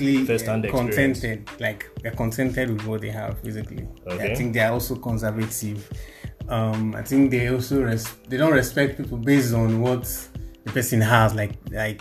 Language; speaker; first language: English; non-native, local second language; Igbo